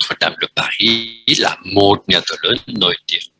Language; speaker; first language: French; non-native, fluent; Vietnamese